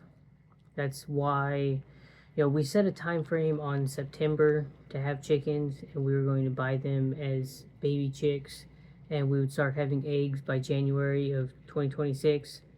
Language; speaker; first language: English; native; English